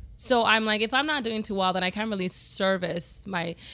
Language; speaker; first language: English; native; English